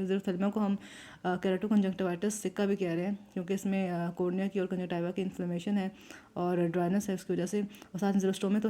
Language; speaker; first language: Hindi; native; Hindi